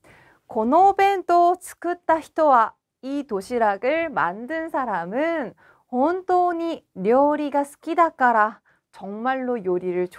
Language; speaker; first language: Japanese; non-native, fluent; Korean